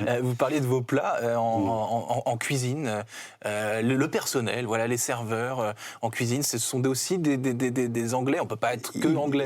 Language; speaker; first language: French; native; French